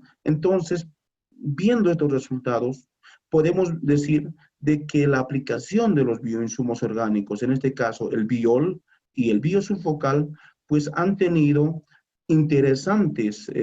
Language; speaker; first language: Spanish; native; Spanish